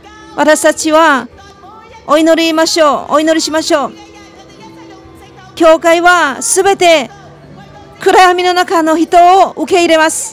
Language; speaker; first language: Japanese; non-native, fluent; Chinese